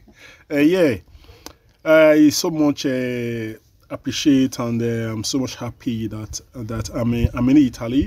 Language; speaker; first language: English; non-native, learner; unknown